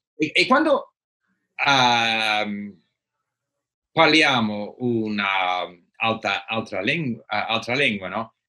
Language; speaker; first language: Italian; non-native, learner; English